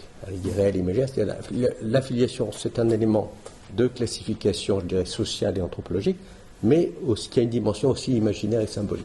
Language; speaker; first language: French; native; French